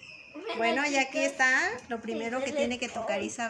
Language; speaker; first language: Spanish; native; Spanish